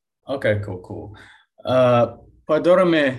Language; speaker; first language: Spanish; non-native, learner; English